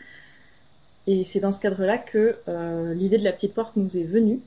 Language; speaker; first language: French; native; French